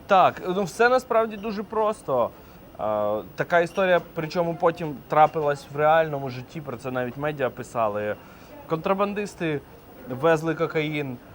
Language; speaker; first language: Ukrainian; native; Ukrainian